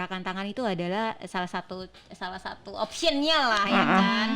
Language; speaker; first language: Indonesian; native; Indonesian